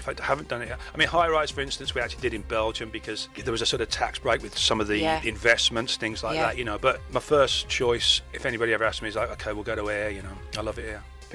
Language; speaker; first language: English; native; English